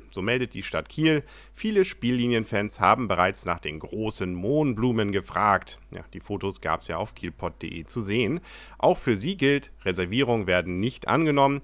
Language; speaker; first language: German; native; German